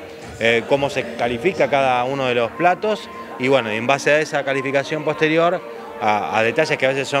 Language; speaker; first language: Spanish; native; Spanish